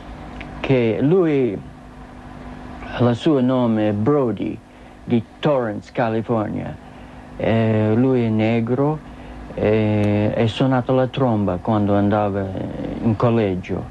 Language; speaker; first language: Italian; non-native, learner; English